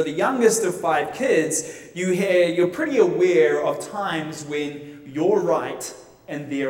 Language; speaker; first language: English; native; English